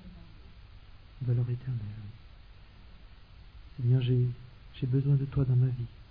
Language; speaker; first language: French; native; French